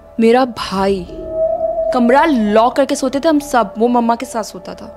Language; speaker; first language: Urdu; native; Urdu